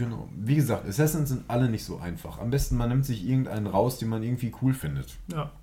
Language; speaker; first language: German; native; German